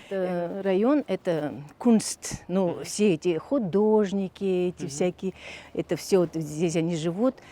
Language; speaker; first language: Russian; non-native, local second language; Abkhazian